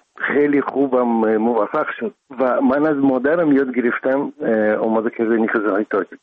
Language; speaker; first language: Persian; non-native, local second language; Russian